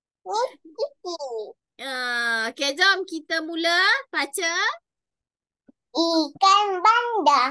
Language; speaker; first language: Malay; native; Malay